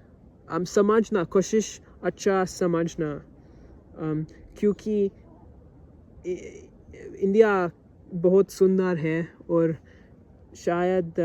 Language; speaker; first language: Hindi; non-native, learner; English